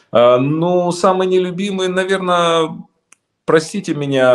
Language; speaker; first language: Russian; native; Russian